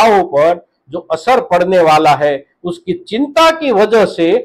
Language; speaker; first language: Hindi; non-native, local second language; Gujarati